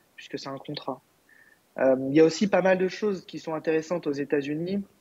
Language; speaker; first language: French; native; French